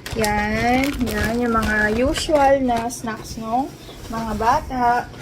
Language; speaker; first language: Filipino; native; Filipino